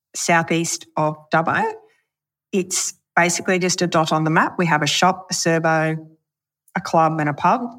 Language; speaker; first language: English; native; English